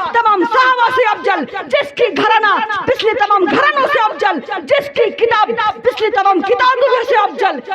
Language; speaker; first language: Urdu; non-native, local second language; Bangla